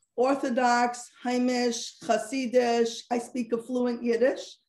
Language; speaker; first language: English; native; English